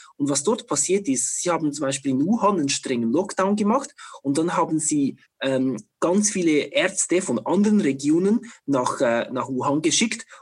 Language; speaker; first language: German; non-native, fluent; Chinese